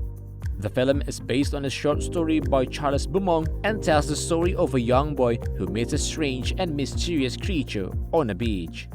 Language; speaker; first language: English; non-native, fluent; Indonesian